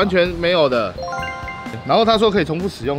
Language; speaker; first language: Chinese; native; Chinese